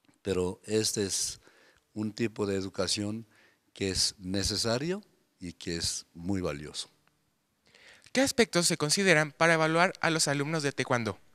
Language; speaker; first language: Spanish; non-native, fluent; Korean